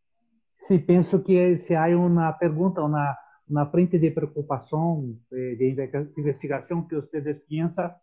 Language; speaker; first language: Spanish; non-native, fluent; Portuguese